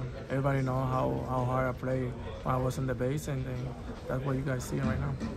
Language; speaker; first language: English; non-native, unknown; Spanish